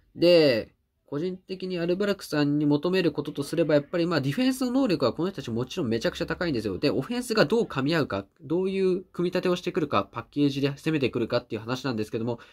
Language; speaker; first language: Japanese; native; Japanese